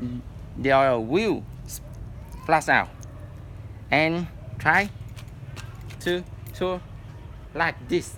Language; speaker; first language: English; non-native, learner; Vietnamese